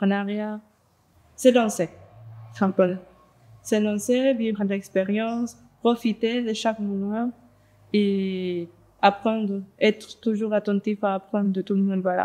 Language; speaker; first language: French; non-native, fluent; Spanish